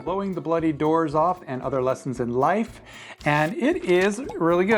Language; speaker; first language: English; native; English